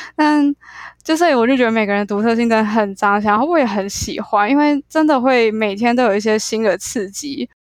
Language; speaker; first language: Chinese; native; Chinese